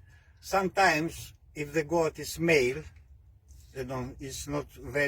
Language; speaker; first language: English; non-native, learner; Greek